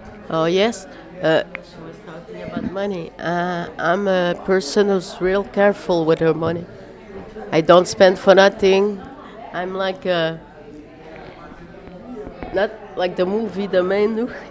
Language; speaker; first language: English; non-native, fluent; French